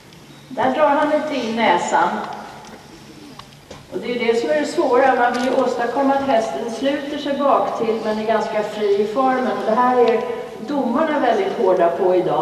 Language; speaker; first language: Swedish; native; Swedish